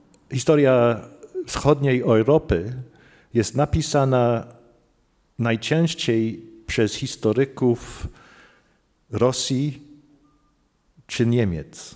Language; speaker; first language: Polish; non-native, fluent; English